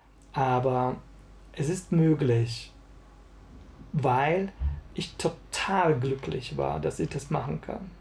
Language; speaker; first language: German; non-native, fluent; Hungarian